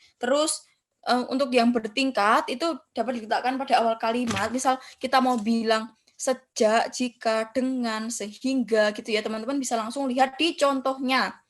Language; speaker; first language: Indonesian; non-native, local second language; Javanese